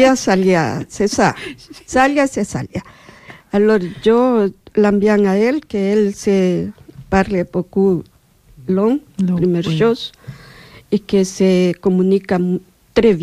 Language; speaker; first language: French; non-native, learner; Spanish